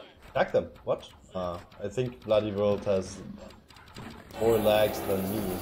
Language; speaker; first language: English; non-native, fluent; German